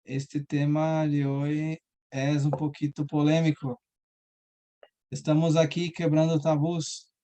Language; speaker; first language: Spanish; non-native, learner; Portuguese